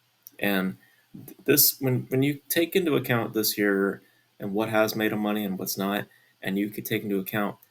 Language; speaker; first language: English; native; English